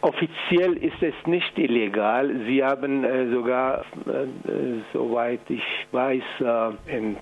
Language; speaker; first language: German; non-native, fluent; Persian